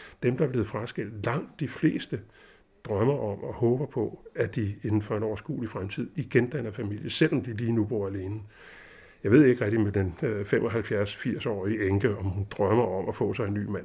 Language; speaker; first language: Danish; native; Danish